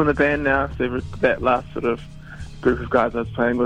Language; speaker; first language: English; native; English